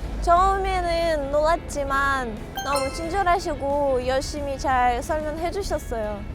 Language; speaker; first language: Korean; non-native, fluent; Russian